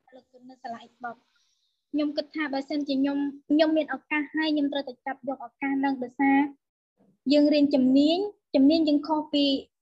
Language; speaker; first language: Khmer; non-native, local second language; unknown